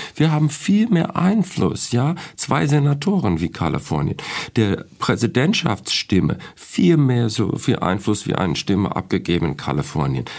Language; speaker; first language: German; non-native, fluent; English